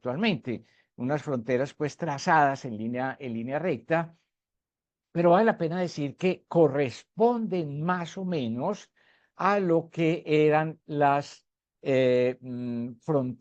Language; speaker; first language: Spanish; native; Spanish